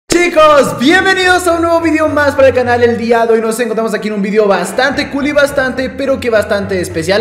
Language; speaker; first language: Spanish; native; Spanish